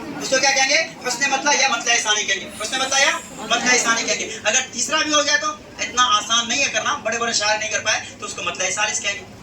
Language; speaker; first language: Urdu; native; Urdu